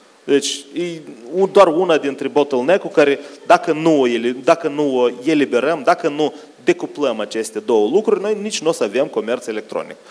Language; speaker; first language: Romanian; native; Romanian